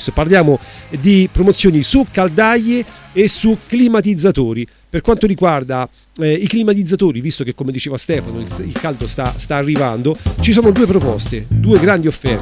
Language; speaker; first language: Italian; native; Italian